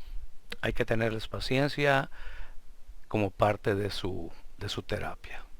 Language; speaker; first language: Spanish; native; Spanish